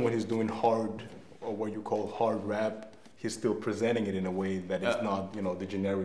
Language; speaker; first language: English; non-native, fluent; Danish